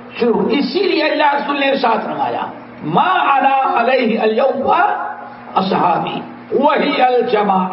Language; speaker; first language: Urdu; native; Urdu